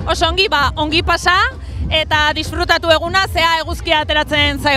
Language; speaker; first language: Basque; native; Basque